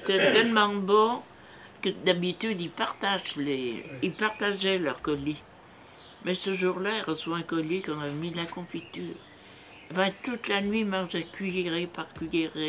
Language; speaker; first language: French; native; French